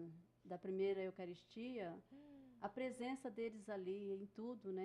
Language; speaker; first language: Portuguese; native; Portuguese